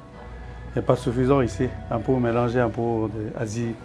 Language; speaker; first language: French; non-native, learner; Tibetan